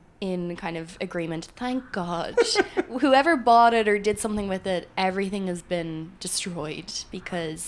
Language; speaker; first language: English; native; English